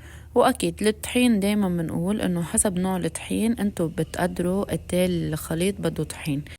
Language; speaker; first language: Arabic; native; Arabic